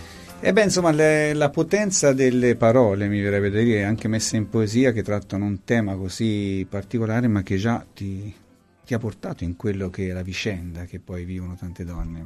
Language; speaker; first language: Italian; native; Italian